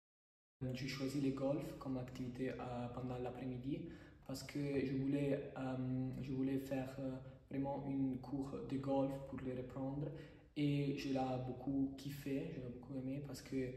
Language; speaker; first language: French; non-native, fluent; Italian